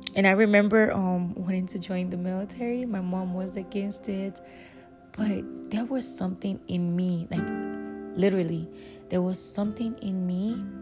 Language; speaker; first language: English; non-native, local second language; Yoruba